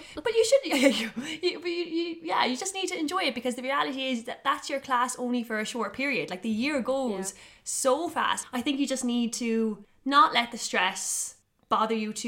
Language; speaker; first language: English; native; English